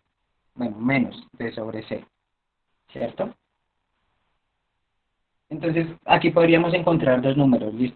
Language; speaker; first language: Spanish; native; Spanish